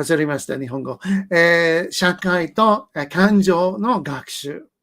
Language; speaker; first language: Japanese; non-native, learner; English